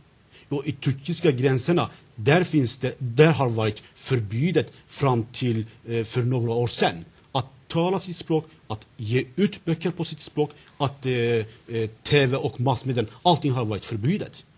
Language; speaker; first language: Swedish; non-native, fluent; Zaza